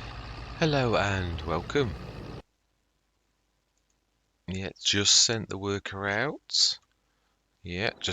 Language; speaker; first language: English; native; English